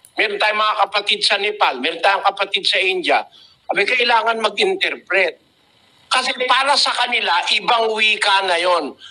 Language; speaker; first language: Filipino; native; Filipino